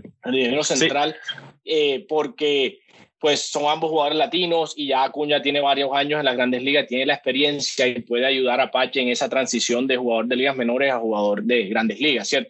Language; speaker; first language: Spanish; native; Spanish